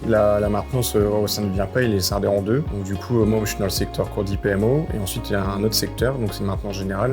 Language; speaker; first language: French; native; French